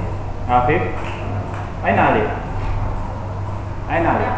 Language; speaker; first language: Arabic; non-native, fluent; Indonesian